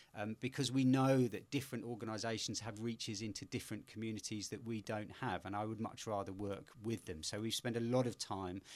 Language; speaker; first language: English; native; English